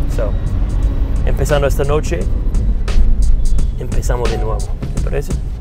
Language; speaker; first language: Spanish; non-native, fluent; English